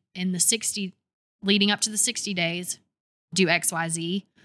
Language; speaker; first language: English; native; English